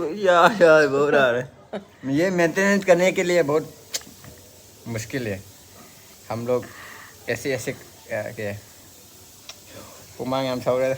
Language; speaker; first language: Hindi; non-native, local second language; Manipuri